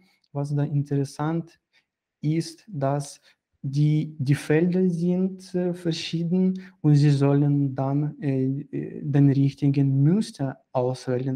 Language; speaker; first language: German; non-native, fluent; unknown